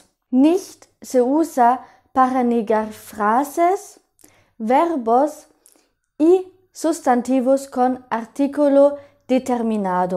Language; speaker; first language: Spanish; non-native, fluent; German